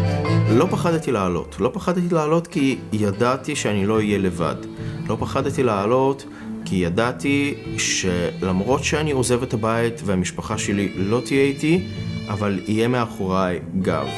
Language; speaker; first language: Hebrew; non-native, fluent; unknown